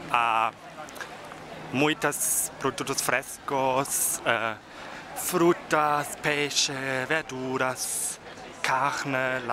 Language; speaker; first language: Portuguese; non-native, fluent; German